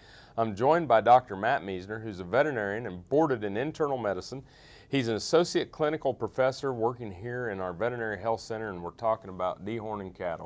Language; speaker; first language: English; native; English